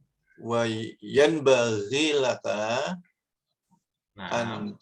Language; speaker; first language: Arabic; non-native, learner; Indonesian